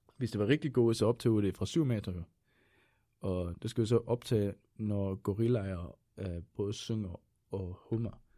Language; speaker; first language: Danish; non-native, fluent; Swedish